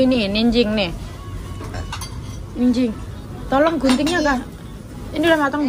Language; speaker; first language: Indonesian; non-native, local second language; Javanese